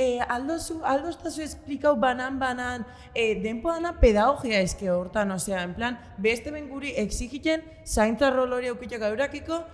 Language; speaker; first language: Basque; native; Basque